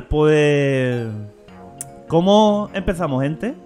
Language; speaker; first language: Spanish; native; Spanish